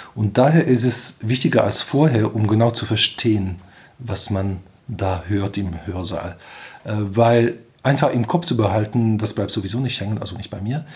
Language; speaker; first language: German; non-native, fluent; French